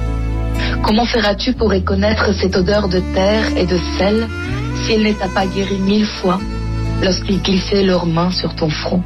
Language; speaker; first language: French; non-native, fluent; Greek